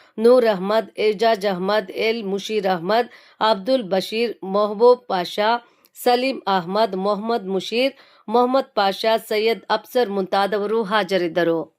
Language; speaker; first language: Kannada; native; Kannada